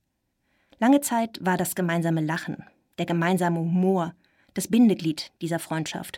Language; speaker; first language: German; native; German